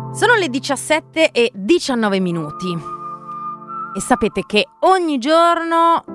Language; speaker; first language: Italian; native; Italian